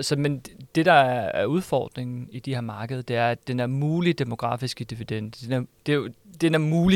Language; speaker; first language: Danish; native; Danish